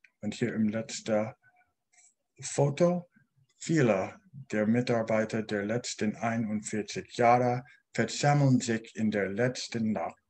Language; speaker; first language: German; non-native, learner; English